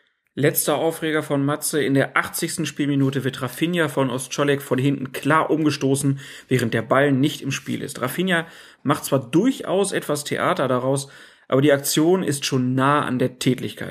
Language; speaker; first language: German; native; German